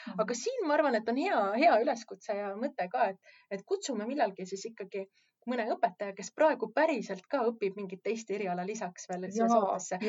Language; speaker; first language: Estonian; native; Estonian